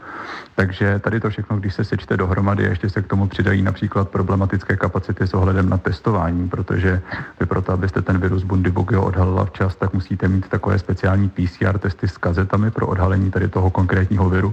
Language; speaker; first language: Czech; native; Czech